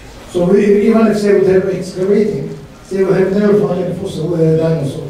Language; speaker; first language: English; non-native, fluent; Turkish